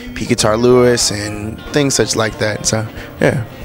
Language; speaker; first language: English; native; English